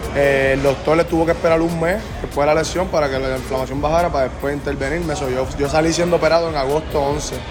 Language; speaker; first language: Spanish; native; Spanish